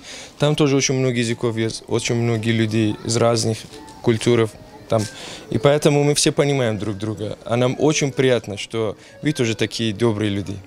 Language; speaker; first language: Russian; non-native, fluent; Persian